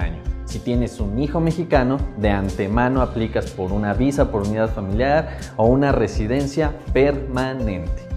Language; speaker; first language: Spanish; native; Spanish